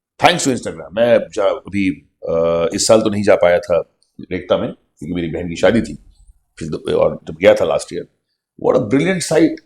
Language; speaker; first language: Hindi; non-native, local second language; Punjabi